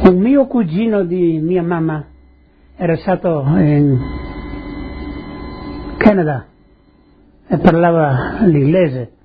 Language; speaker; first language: Italian; early bilingual, heritage; Italian